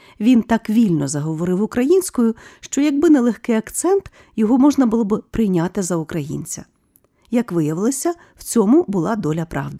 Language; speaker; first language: Ukrainian; native; Ukrainian